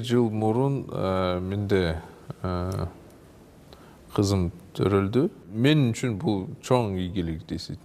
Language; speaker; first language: Kyrgyz; non-native, local second language; Russian